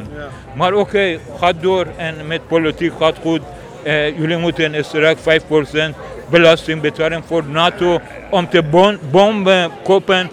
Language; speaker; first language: Dutch; non-native, learner; Persian